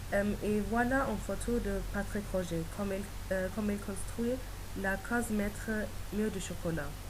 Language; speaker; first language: French; non-native, learner; German